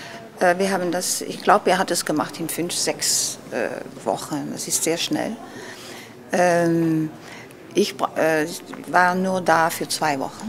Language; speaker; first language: German; non-native, learner; Dutch